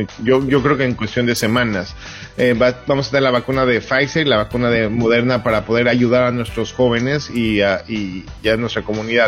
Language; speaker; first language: Spanish; native; Spanish